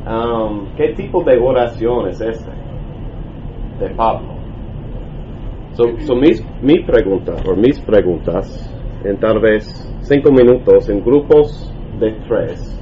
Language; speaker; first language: Spanish; non-native, learner; English